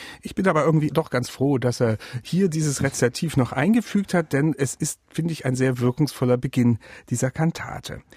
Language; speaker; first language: German; native; German